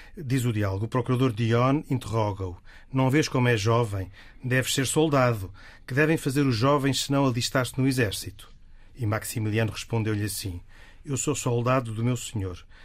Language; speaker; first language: Portuguese; native; Portuguese